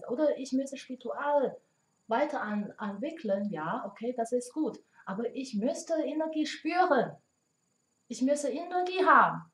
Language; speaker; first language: German; non-native, learner; Chinese